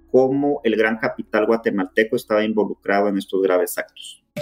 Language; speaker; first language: Spanish; native; Spanish